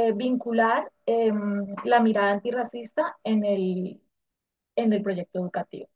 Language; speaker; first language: Spanish; native; Spanish